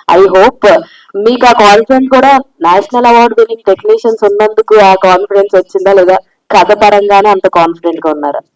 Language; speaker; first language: Telugu; native; Telugu